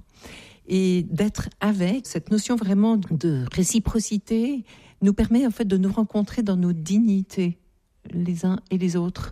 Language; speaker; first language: French; native; French